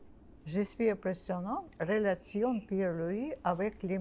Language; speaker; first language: French; non-native, learner; Russian